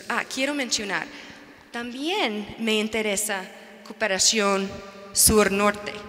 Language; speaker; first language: Spanish; non-native, fluent; English